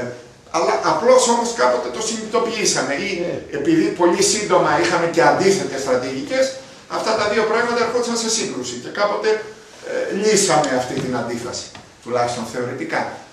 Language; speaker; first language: Greek; native; Greek